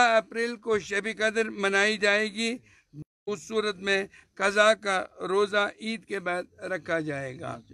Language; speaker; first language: Urdu; non-native, local second language; Kashmiri